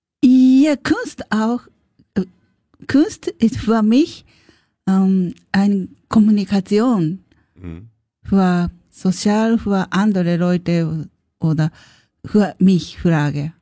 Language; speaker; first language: German; non-native, learner; Japanese